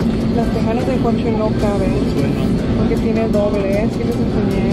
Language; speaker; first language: Spanish; early bilingual, heritage; Spanish